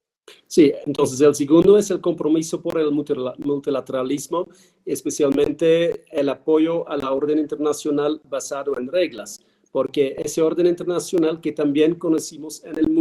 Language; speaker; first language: Spanish; non-native, fluent; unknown